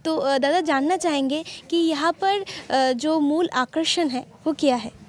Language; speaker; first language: Hindi; non-native, local second language; Bangla